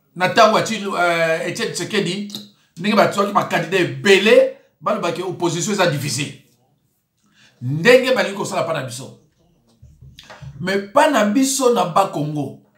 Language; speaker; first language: Lingala; non-native, local second language; Kongo